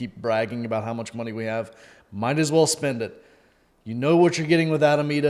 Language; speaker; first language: English; native; English